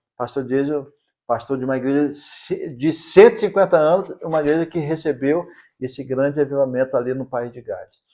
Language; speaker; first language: Portuguese; native; Portuguese